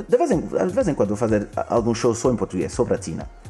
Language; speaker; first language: Portuguese; non-native, fluent; French